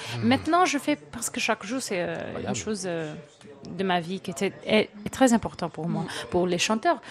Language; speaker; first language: French; non-native, fluent; Spanish